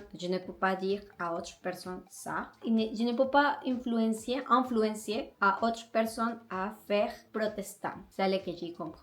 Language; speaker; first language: French; non-native, learner; Spanish